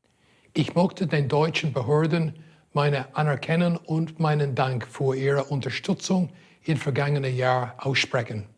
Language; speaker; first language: German; non-native, fluent; English